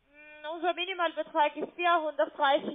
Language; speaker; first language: German; non-native, learner; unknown